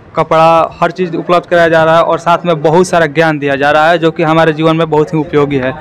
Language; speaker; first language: Hindi; native; Hindi